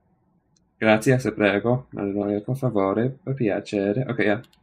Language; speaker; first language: Italian; non-native, learner; English